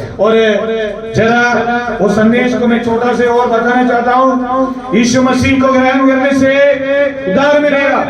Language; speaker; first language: Hindi; non-native, local second language; Malayalam